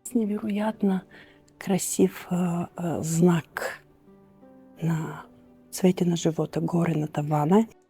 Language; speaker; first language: Bulgarian; non-native, fluent; Russian